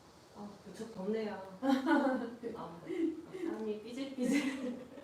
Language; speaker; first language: Korean; native; Korean